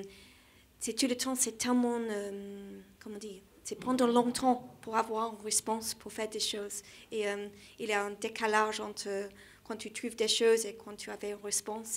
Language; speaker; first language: French; non-native, learner; English